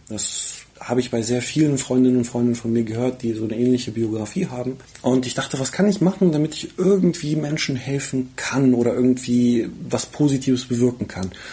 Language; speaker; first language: German; early bilingual, other home language; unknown